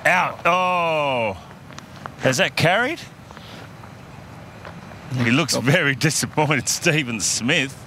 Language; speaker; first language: English; native; English